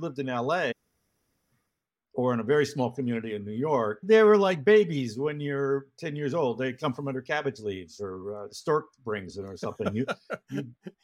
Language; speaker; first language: English; native; English